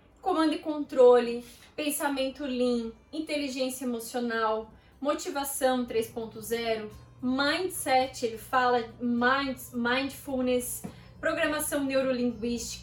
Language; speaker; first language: Portuguese; native; Portuguese